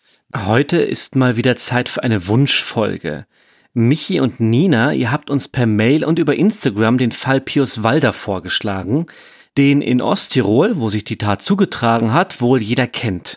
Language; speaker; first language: German; native; German